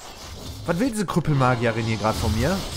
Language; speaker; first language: German; native; German